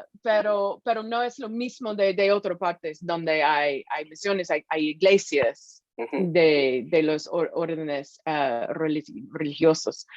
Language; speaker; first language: Spanish; non-native, fluent; English